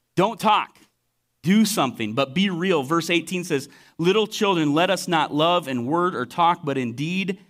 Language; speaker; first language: English; native; English